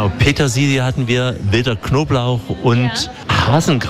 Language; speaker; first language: German; native; German